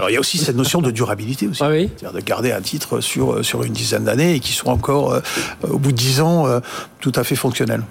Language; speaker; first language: French; native; French